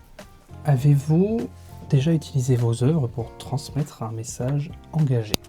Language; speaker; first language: French; native; French